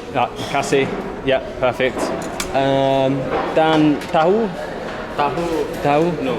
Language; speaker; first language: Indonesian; non-native, learner; English